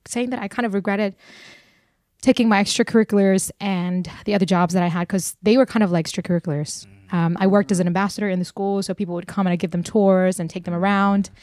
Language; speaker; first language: English; early bilingual, other home language; Burmese